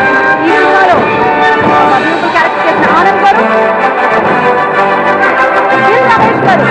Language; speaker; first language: Telugu; native; Telugu